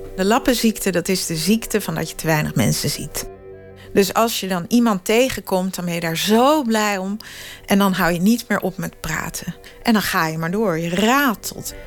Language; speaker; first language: Dutch; non-native, fluent; Swedish